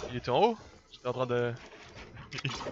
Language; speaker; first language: French; native; French